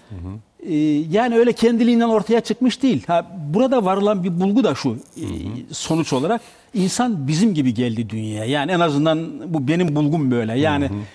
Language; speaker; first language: Turkish; native; Turkish